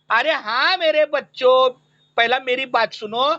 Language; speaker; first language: Hindi; non-native, local second language; Marathi